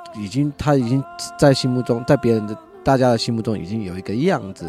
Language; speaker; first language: Chinese; native; Chinese